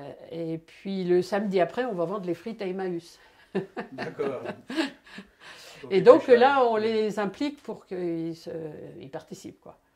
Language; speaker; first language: French; native; French